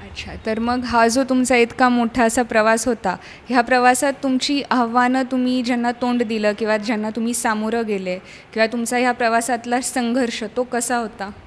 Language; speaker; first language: Marathi; native; Marathi